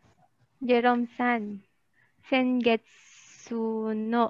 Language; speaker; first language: Japanese; non-native, learner; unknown